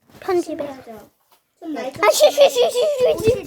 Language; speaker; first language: Korean; native; Korean